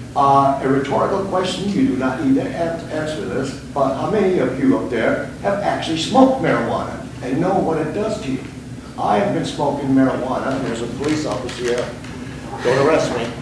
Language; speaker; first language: English; early bilingual, other home language; German